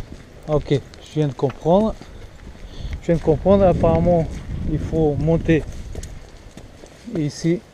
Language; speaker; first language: French; non-native, fluent; Portuguese